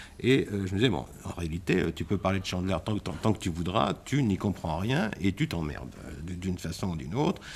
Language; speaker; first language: French; native; French